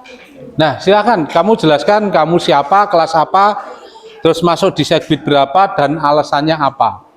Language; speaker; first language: Indonesian; native; Indonesian